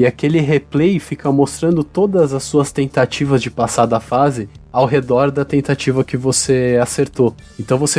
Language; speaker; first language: Portuguese; native; Portuguese